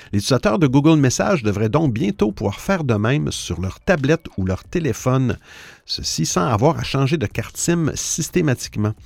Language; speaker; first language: French; native; French